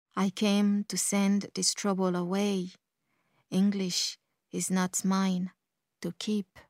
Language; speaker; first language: English; early bilingual, other home language; Kongo